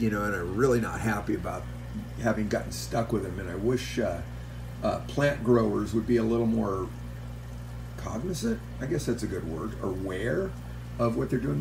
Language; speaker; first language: English; native; English